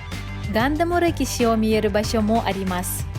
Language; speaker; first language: Japanese; non-native, learner; Russian